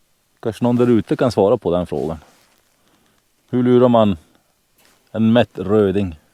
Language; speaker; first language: Swedish; native; Swedish